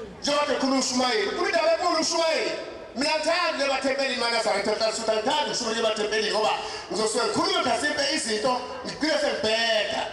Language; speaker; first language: Zulu; native; Zulu